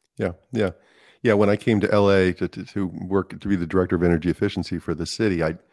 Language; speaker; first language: English; native; English